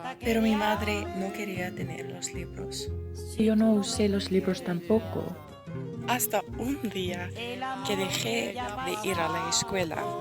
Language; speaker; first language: Spanish; non-native, learner; English